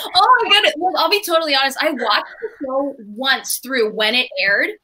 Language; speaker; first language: English; native; English